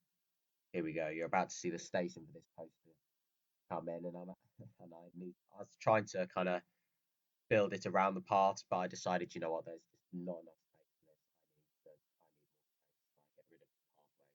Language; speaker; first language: English; native; English